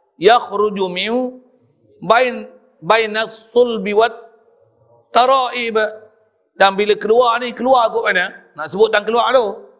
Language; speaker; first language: Malay; native; Malay